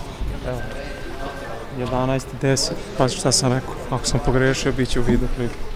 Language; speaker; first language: Serbian; native; Serbian